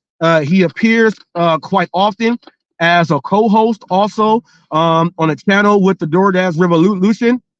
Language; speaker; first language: English; native; English